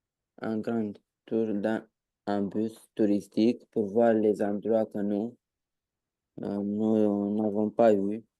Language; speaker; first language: French; non-native, learner; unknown